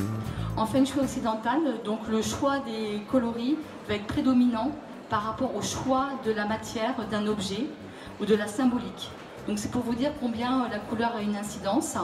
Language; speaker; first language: French; native; French